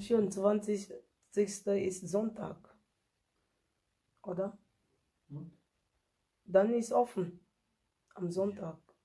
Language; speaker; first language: German; non-native, learner; French